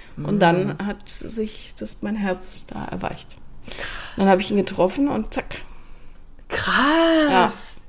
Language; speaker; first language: German; native; German